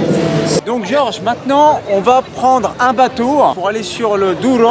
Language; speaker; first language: French; native; French